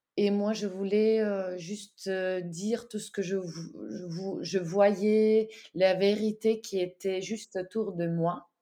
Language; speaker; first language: French; non-native, fluent; Ukrainian